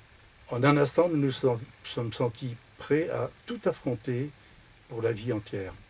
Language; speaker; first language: French; native; French